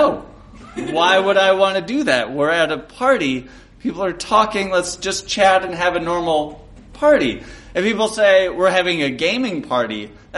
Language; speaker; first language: English; native; English